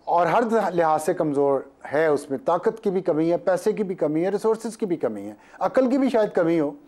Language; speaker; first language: Urdu; non-native, local second language; Punjabi